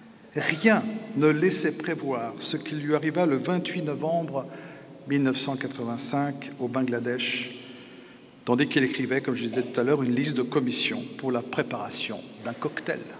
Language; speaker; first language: French; native; French